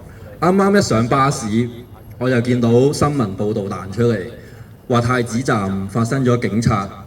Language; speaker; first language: Cantonese; native; Cantonese